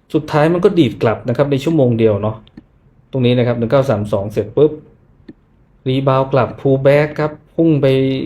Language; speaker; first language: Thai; native; Thai